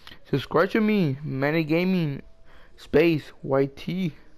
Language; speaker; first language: English; early bilingual, other home language; Spanish